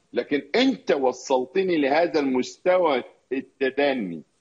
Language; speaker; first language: Arabic; native; Arabic